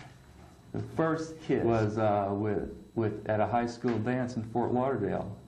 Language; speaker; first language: English; native; English